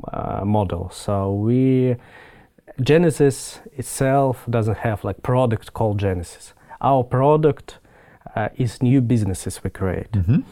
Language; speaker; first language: English; non-native, fluent; Ukrainian